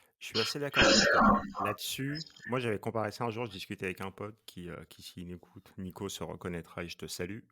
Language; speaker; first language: French; native; French